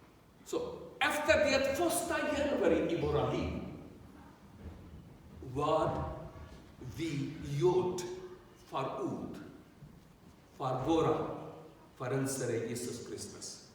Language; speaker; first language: Swedish; non-native, learner; Urdu